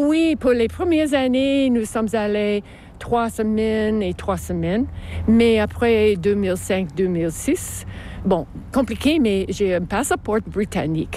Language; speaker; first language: French; non-native, fluent; English